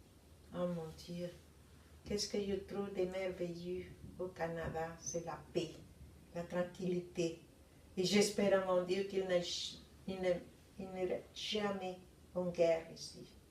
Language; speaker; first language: French; non-native, fluent; Spanish